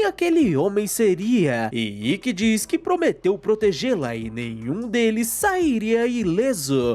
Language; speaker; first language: Portuguese; native; Portuguese